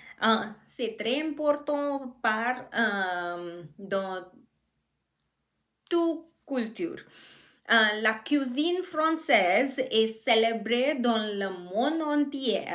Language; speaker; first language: French; non-native, learner; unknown